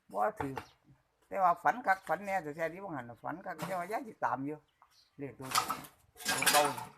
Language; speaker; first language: Thai; native; Thai